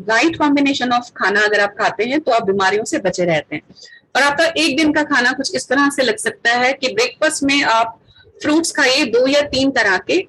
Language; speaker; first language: Hindi; native; Hindi